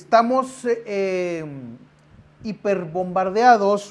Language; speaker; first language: Spanish; native; Spanish